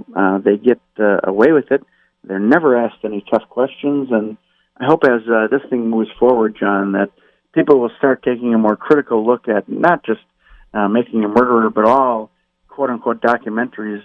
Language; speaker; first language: English; native; English